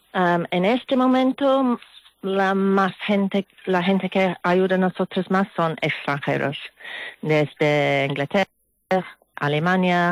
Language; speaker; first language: Spanish; non-native, learner; English